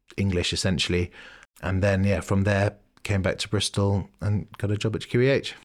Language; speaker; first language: English; native; English